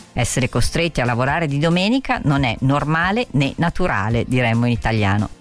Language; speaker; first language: Italian; native; Italian